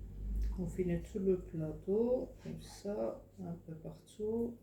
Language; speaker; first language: French; non-native, fluent; Arabic